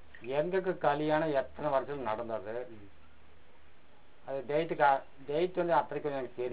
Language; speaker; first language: Tamil; non-native, local second language; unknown